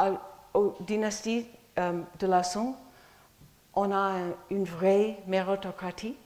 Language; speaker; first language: French; non-native, fluent; English